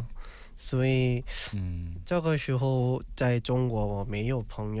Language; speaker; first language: Chinese; non-native, learner; Korean